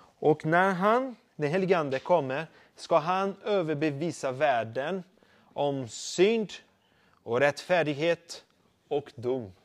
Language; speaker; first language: Swedish; non-native, fluent; Portuguese